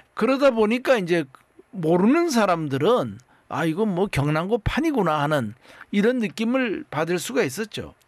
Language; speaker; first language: Korean; native; Korean